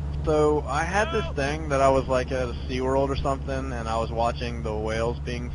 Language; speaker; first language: English; native; English